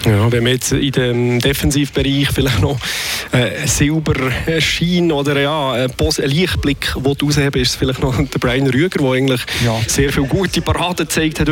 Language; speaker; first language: German; native; German